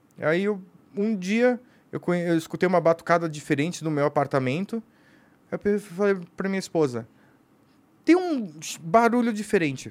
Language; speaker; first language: Portuguese; native; Portuguese